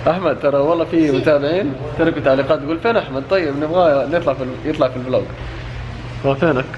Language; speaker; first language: Arabic; native; Arabic